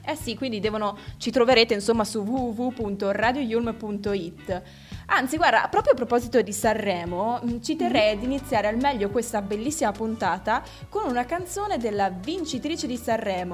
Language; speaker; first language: Italian; native; Italian